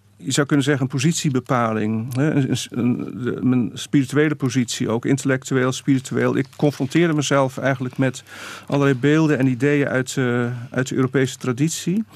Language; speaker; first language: Dutch; native; Dutch